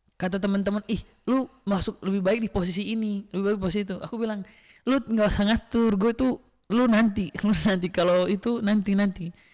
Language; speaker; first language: Indonesian; non-native, local second language; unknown